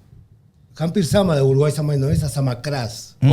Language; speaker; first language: Indonesian; non-native, learner; Spanish